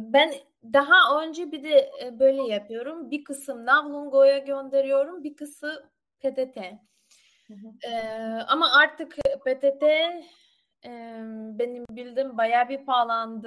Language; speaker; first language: Turkish; non-native, learner; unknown